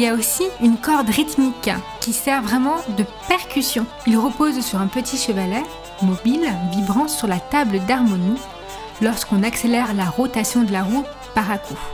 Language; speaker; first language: French; native; French